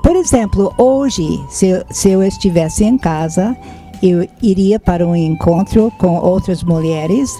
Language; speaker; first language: Portuguese; non-native, fluent; English